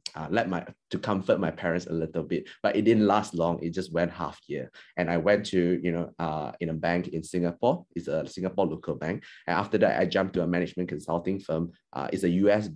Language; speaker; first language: English; non-native, local second language; Chinese